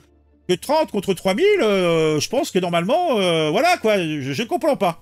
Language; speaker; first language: French; native; French